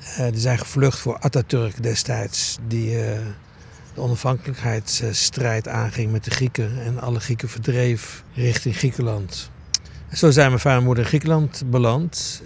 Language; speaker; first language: Dutch; early bilingual, other home language; Greek